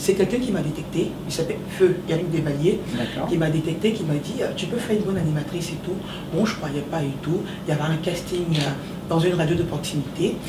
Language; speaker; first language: French; native; French